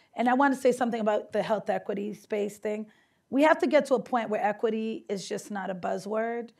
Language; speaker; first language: English; native; English